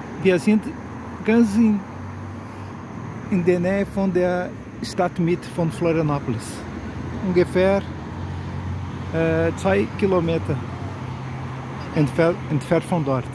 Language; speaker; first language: German; non-native, learner; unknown